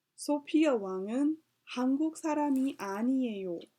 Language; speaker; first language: Korean; non-native, learner; English